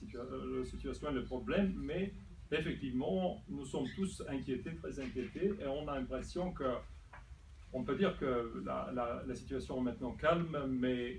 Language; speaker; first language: French; non-native, fluent; Serbian